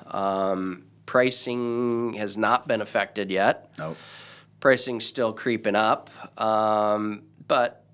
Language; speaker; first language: English; native; English